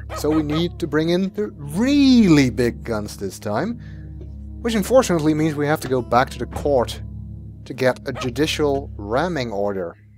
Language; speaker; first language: English; native; English